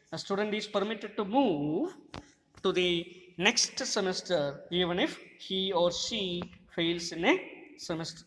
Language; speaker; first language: English; non-native, local second language; Malayalam